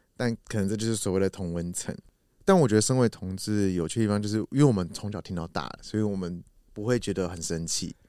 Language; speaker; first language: Chinese; native; Chinese